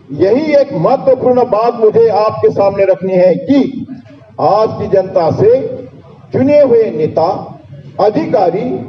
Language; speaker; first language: Hindi; non-native, local second language; Marathi